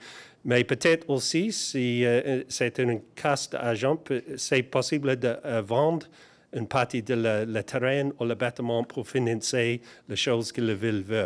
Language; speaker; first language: French; non-native, learner; English